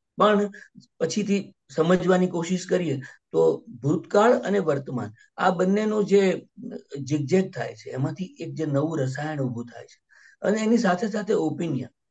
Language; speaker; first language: Gujarati; native; Gujarati